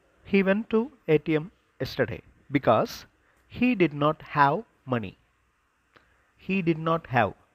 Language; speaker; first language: English; non-native, local second language; Tamil